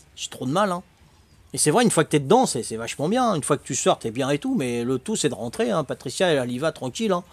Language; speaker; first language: French; native; French